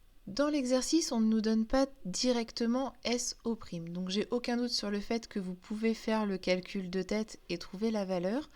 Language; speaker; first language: French; native; French